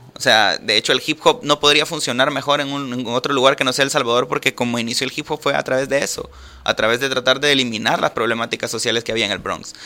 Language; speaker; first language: Spanish; native; Spanish